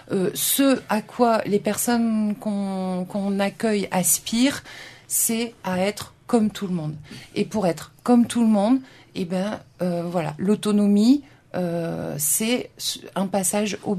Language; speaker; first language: French; native; French